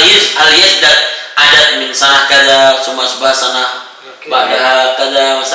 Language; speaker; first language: Arabic; non-native, fluent; Indonesian